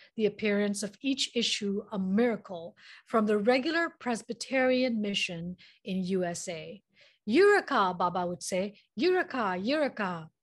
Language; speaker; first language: English; non-native, local second language; Manipuri